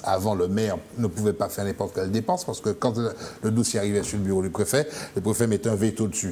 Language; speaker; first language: French; native; French